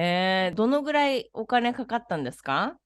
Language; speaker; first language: Japanese; native; Japanese